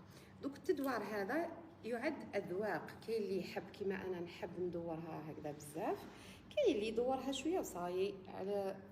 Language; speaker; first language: Arabic; native; Arabic